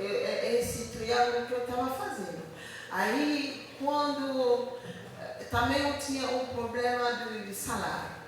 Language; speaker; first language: Portuguese; non-native, learner; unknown